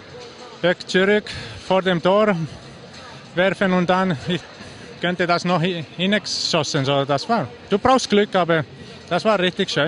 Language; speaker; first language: German; non-native, learner; Finnish